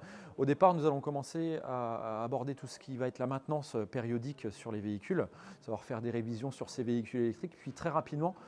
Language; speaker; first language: French; native; French